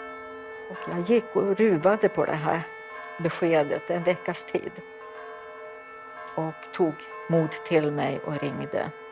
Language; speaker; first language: Swedish; early bilingual, other home language; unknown